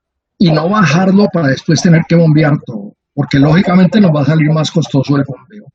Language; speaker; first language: Spanish; native; Spanish